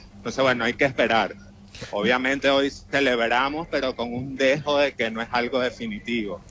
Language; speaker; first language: Spanish; native; Spanish